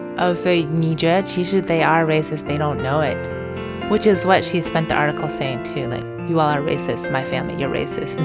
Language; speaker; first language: English; early bilingual, other home language; Chinese